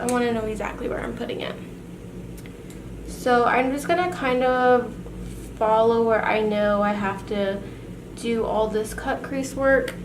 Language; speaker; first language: English; native; English